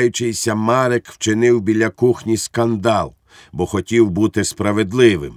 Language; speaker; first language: Ukrainian; native; Ukrainian